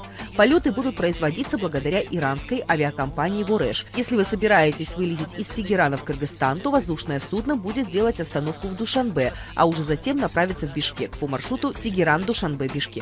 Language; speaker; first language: Russian; native; Russian